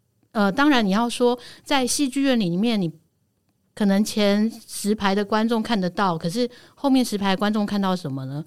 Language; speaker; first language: Chinese; native; Chinese